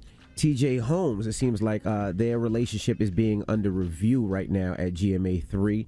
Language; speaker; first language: English; native; English